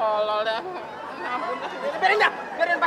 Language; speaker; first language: Indonesian; native; Indonesian